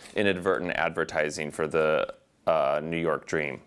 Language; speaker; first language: English; native; English